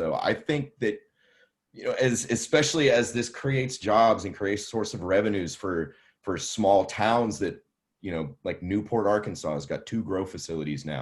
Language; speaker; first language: English; native; English